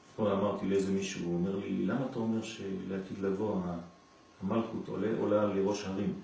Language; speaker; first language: Hebrew; non-native, fluent; French